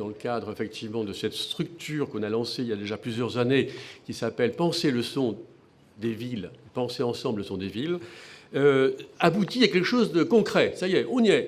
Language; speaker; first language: French; native; French